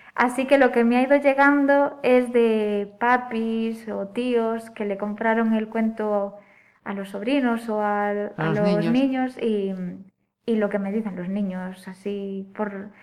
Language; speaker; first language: Spanish; native; Spanish